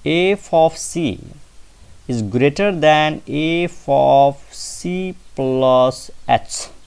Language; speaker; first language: English; non-native, local second language; Nepali